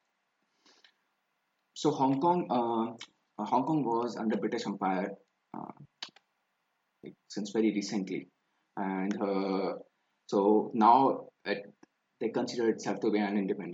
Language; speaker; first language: English; non-native, local second language; Hindi